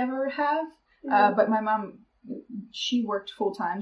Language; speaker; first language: English; non-native, fluent; Russian